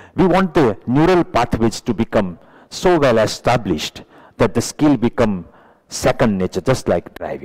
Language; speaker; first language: English; non-native, local second language; Gujarati